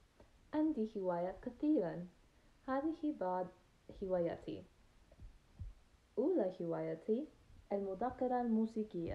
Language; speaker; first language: Arabic; non-native, learner; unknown